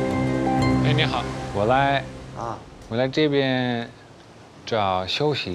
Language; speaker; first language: Chinese; non-native, fluent; Dutch